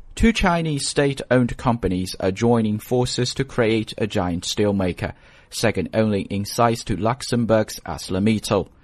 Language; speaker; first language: English; non-native, fluent; Chinese